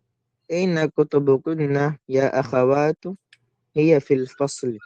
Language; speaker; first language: Arabic; non-native, learner; Filipino